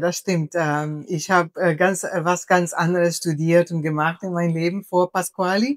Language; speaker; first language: German; non-native, fluent; Spanish